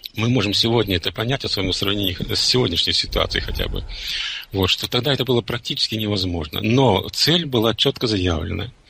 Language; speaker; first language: Russian; non-native, local second language; German